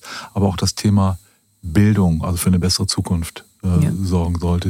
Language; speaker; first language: German; native; German